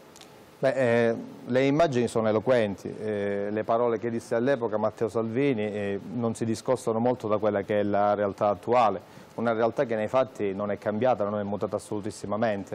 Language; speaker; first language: Italian; native; Italian